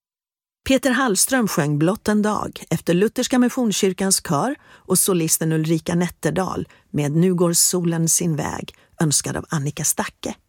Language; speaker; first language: Swedish; native; Swedish